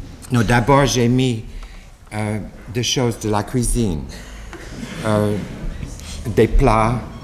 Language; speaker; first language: French; non-native, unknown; English